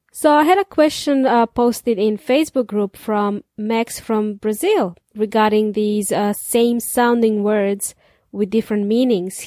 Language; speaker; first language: English; non-native, fluent; Serbian